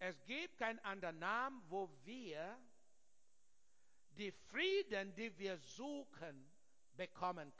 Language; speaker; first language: German; non-native, learner; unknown